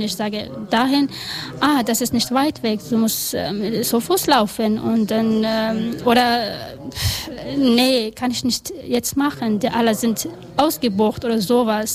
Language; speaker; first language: German; non-native, learner; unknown